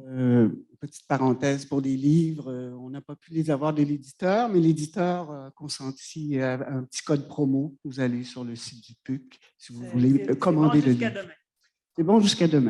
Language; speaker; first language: French; native; French